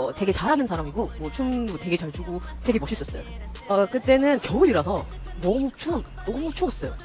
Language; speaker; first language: Korean; non-native, learner; English